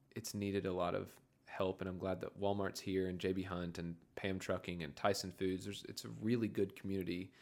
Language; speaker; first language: English; native; English